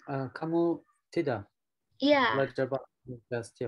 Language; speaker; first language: Indonesian; non-native, learner; Turkish